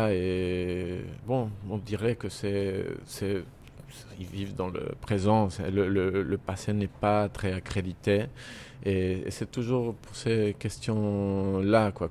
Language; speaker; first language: French; non-native, fluent; Spanish